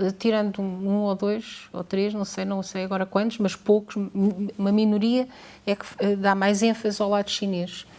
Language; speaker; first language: Portuguese; native; Portuguese